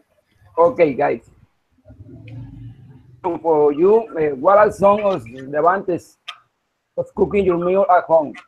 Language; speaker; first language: English; non-native, learner; Spanish